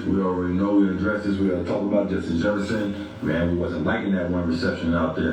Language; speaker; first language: English; native; English